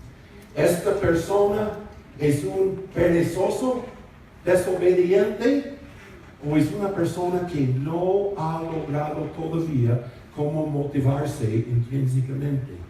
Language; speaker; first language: Spanish; non-native, fluent; English